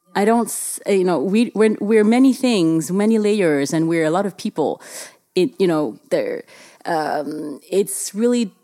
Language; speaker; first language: English; early bilingual, other home language; Chinese